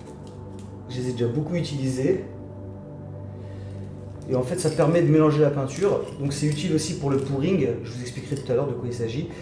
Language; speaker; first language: French; native; French